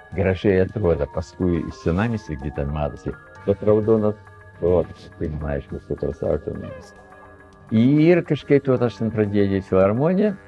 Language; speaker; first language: Lithuanian; non-native, fluent; Russian